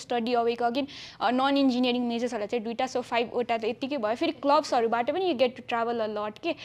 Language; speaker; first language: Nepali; native; Nepali